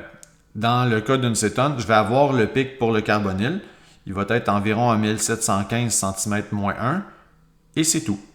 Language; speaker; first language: French; native; French